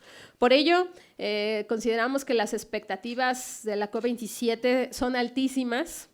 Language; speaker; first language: Spanish; native; Spanish